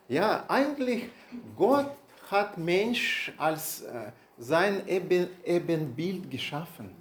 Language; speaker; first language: German; non-native, learner; Russian